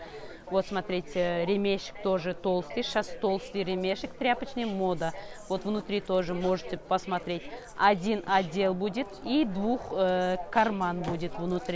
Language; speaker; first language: Russian; non-native, learner; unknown